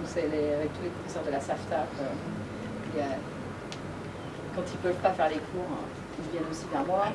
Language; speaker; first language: French; native; French